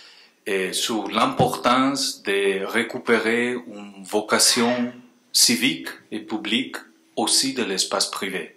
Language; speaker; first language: French; non-native, fluent; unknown